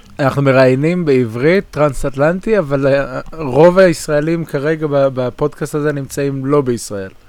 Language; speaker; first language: Hebrew; native; Hebrew